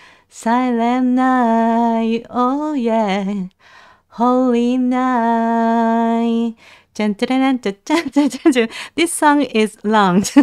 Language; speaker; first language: English; non-native, learner; Japanese